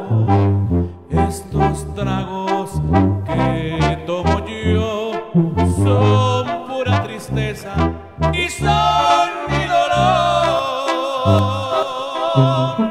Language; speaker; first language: Spanish; native; Spanish